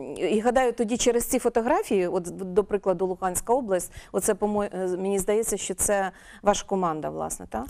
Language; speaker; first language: Ukrainian; native; Ukrainian